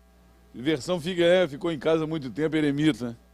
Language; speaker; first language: Portuguese; native; Portuguese